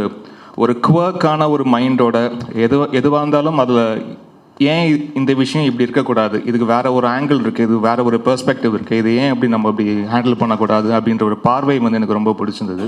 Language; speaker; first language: Tamil; native; Tamil